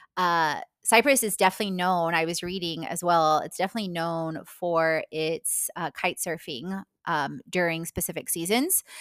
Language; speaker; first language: English; non-native, fluent; Polish